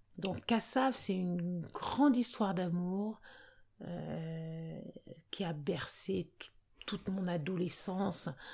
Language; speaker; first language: French; native; French